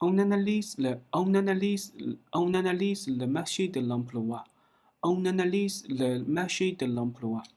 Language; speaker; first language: French; non-native, learner; Chinese